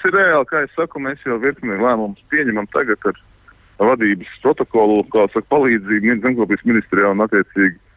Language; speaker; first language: Latvian; native; Latvian